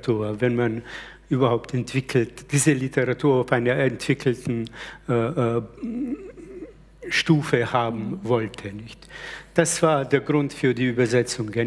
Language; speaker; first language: German; early bilingual, other home language; Slovenian